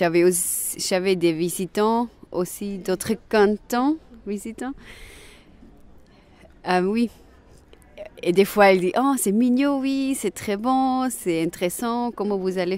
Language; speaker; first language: French; non-native, local second language; German